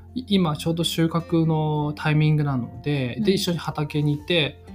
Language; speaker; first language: Japanese; non-native, fluent; Chinese